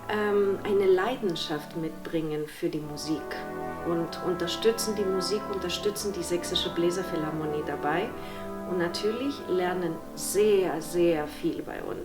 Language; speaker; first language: German; non-native, fluent; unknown